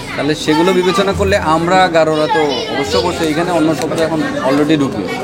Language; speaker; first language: Bangla; non-native, local second language; Garo